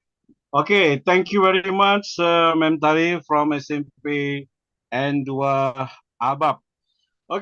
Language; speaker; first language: English; non-native, learner; Indonesian